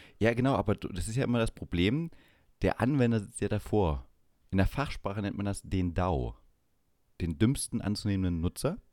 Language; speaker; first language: German; native; German